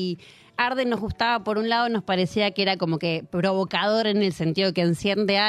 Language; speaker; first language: Spanish; native; Spanish